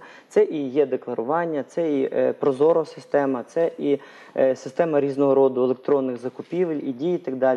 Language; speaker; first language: Ukrainian; native; Ukrainian